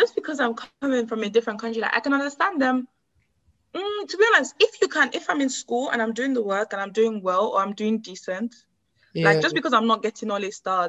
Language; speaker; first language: English; non-native, local second language; Yoruba